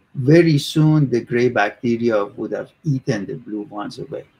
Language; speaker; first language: English; non-native, fluent; Persian